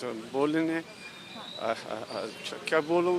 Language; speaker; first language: Hindi; non-native, learner; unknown